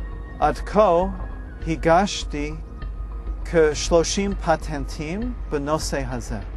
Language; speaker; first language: Hebrew; non-native, fluent; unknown